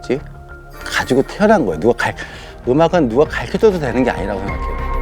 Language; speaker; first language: Korean; native; Korean